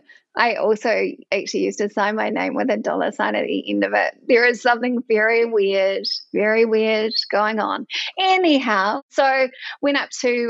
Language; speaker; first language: English; native; English